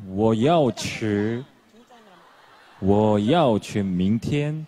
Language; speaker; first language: Chinese; non-native, learner; Korean